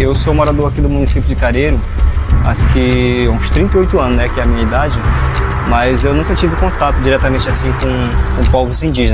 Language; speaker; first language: Portuguese; native; Portuguese